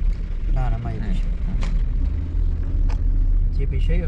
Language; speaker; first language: Arabic; native; Arabic